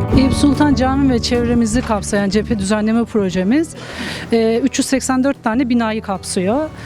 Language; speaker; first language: Turkish; native; Turkish